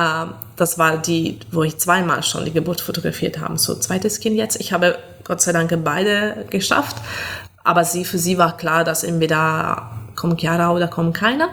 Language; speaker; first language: German; non-native, fluent; Italian